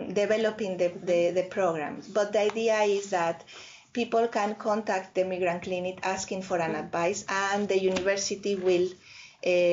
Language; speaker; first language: English; non-native, fluent; Spanish